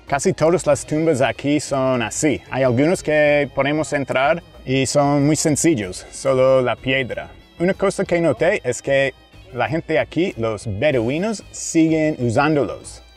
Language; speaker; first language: Spanish; non-native, fluent; English